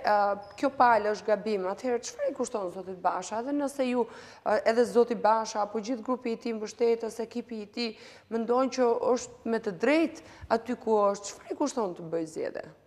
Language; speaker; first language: Albanian; native; Albanian